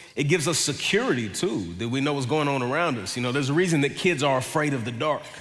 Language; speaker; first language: English; native; English